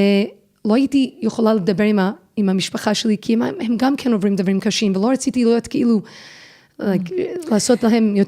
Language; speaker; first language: Hebrew; non-native, fluent; English